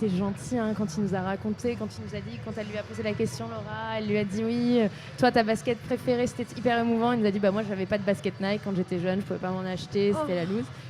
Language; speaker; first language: French; native; French